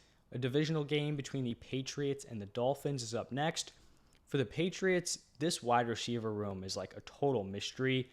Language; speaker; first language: English; native; English